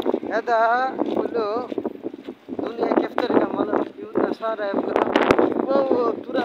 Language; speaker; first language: Arabic; non-native, learner; Bangla